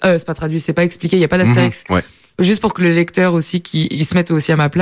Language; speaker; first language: French; native; French